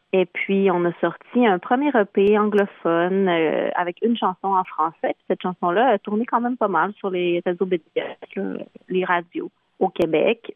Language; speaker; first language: French; native; French